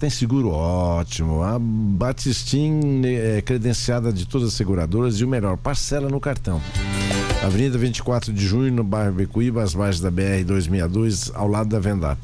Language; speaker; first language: Portuguese; native; Portuguese